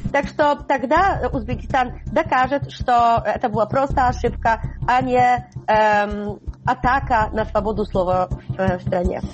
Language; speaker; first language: Russian; non-native, fluent; Polish